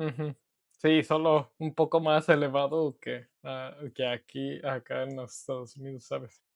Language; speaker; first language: Spanish; non-native, learner; English